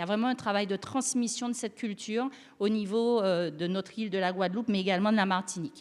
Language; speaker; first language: French; native; French